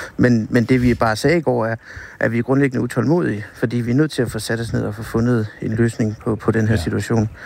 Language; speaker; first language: Danish; native; Danish